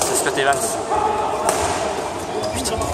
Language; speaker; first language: French; native; French